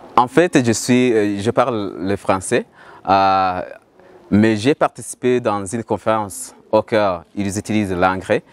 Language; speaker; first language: English; non-native, fluent; Rundi